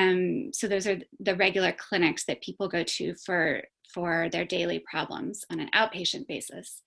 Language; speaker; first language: English; native; English